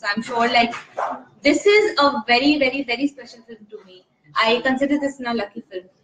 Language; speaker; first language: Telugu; non-native, learner; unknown